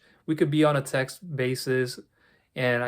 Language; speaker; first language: English; native; English